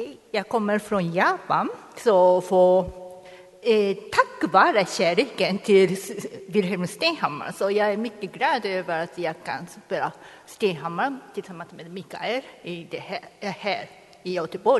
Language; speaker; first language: Swedish; non-native, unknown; Japanese